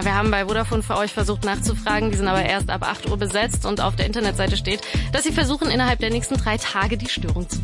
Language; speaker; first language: German; native; German